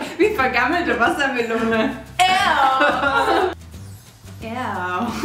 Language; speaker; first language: German; early bilingual, other home language; Russian